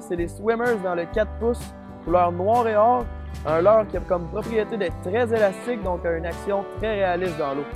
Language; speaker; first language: French; native; French